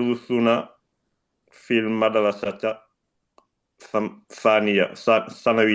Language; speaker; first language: Arabic; non-native, learner; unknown